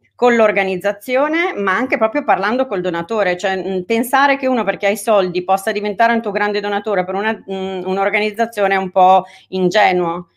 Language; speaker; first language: Italian; native; Italian